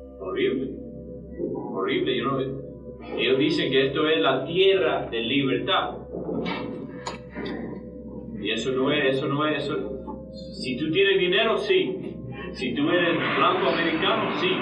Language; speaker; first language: Spanish; early bilingual, heritage; English